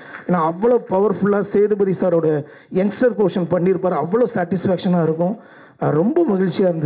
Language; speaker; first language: Tamil; native; Tamil